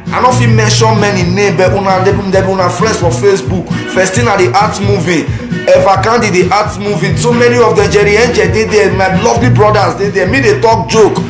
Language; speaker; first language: Nigerian Pidgin; non-native, local second language; Bini